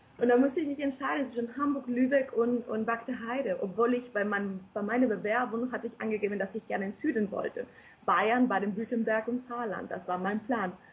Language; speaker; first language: German; non-native, fluent; Spanish